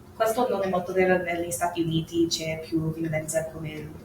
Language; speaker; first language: Italian; non-native, learner; English